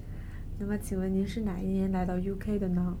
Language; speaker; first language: Chinese; native; Chinese